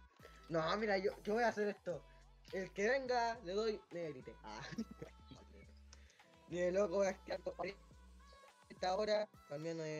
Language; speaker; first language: Spanish; native; Spanish